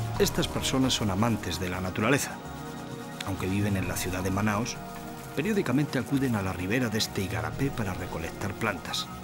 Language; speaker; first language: Spanish; native; Spanish